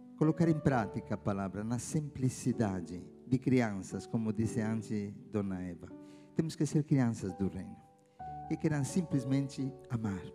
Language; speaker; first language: Portuguese; non-native, fluent; Italian